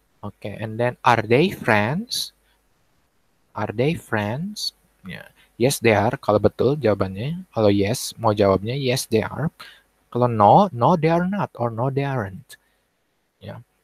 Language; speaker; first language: English; non-native, fluent; Indonesian